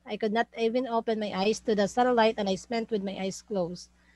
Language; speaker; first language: English; non-native, local second language; Cebuano